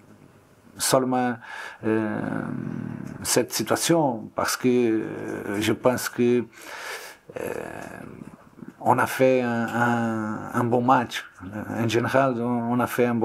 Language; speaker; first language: French; non-native, learner; Portuguese